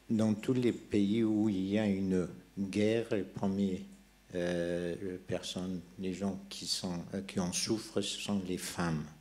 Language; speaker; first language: French; non-native, local second language; Persian